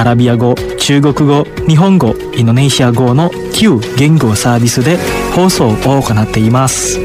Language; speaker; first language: Japanese; non-native, fluent; Indonesian